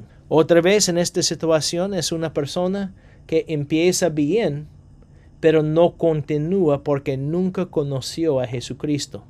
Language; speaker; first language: Spanish; non-native, fluent; English